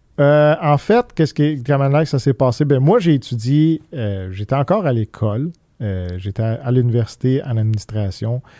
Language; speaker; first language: French; early bilingual, other home language; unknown